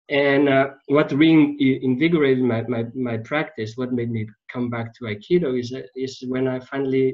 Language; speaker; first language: English; non-native, fluent; French